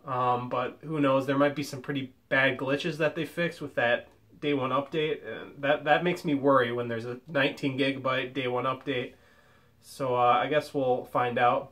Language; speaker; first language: English; native; English